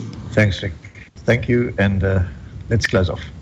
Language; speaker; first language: English; non-native, local second language; Afrikaans